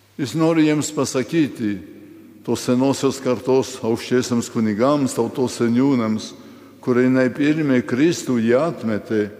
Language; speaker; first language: Lithuanian; early bilingual, heritage; Lithuanian